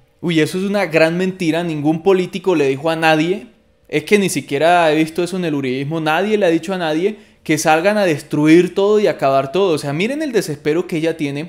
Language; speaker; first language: Spanish; native; Spanish